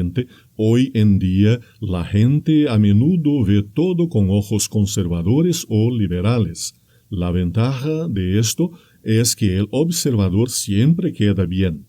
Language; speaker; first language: Spanish; non-native, fluent; Portuguese